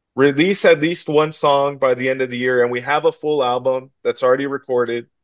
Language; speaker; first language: English; early bilingual, other home language; Spanish